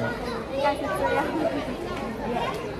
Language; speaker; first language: Chinese; non-native, local second language; Vietnamese